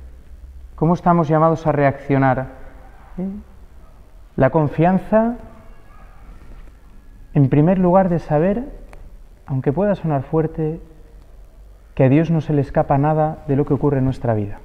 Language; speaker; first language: Spanish; native; Spanish